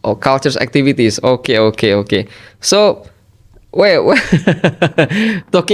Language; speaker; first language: English; non-native, fluent; Indonesian